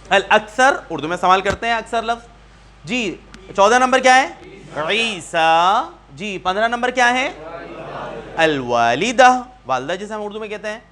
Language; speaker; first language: Urdu; native; Urdu